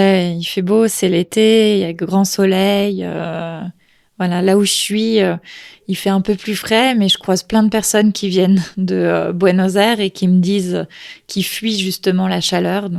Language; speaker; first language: French; native; French